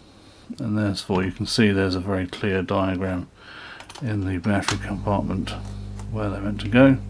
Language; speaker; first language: English; native; English